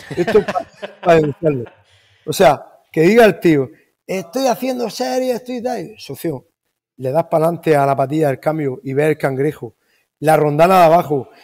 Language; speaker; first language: Spanish; native; Spanish